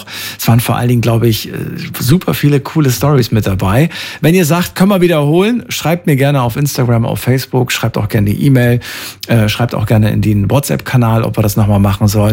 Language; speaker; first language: German; native; German